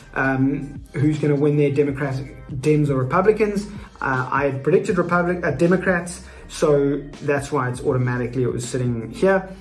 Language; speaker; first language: English; native; English